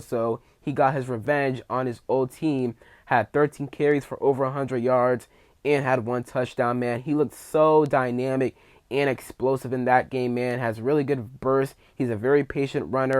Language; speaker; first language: English; native; English